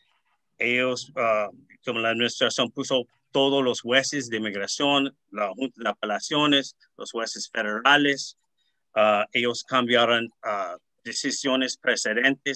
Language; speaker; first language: Spanish; early bilingual, heritage; Spanish